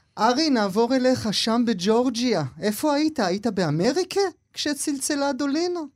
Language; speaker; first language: Hebrew; native; Hebrew